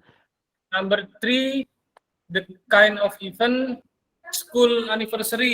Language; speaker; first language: English; non-native, learner; Indonesian